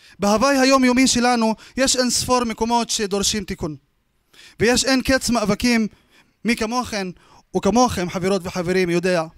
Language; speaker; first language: Hebrew; non-native, local second language; Arabic